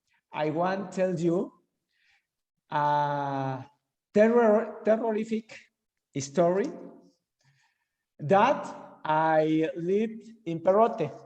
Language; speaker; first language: English; non-native, learner; Spanish